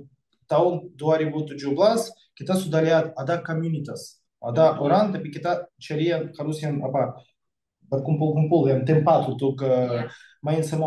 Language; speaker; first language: Indonesian; non-native, fluent; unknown